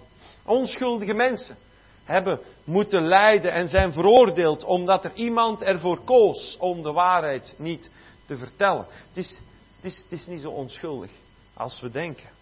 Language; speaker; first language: Dutch; native; Dutch